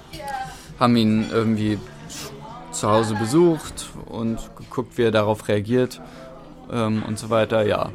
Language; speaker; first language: German; native; German